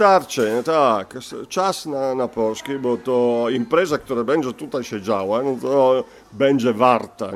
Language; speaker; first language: Polish; non-native, fluent; Italian